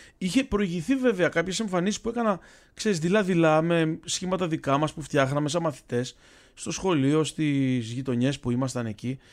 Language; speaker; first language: Greek; early bilingual, other home language; Russian